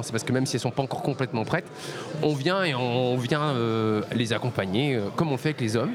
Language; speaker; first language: French; native; French